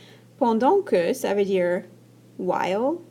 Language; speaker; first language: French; non-native, fluent; English